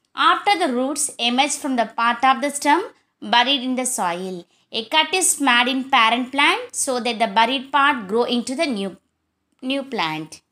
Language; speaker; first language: English; non-native, local second language; Tamil